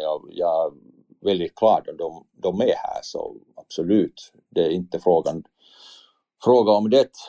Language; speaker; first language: Swedish; non-native, learner; Finnish